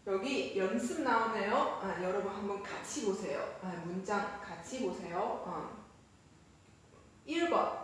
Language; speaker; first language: Korean; non-native, fluent; Chinese